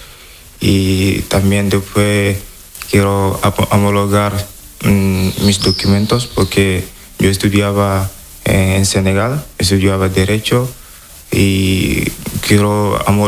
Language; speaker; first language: Spanish; non-native, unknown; Wolof